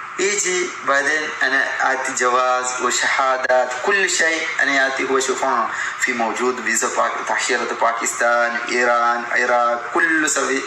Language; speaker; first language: Arabic; non-native, learner; Malayalam